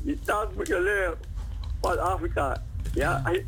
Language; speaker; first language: Dutch; non-native, learner; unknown